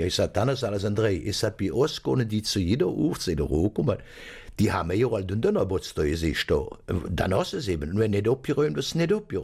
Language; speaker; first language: German; native; German